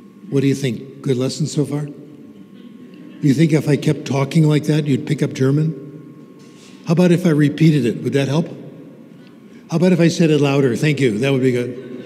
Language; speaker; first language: English; native; English